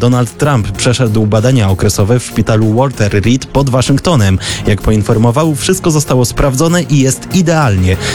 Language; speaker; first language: Polish; native; Polish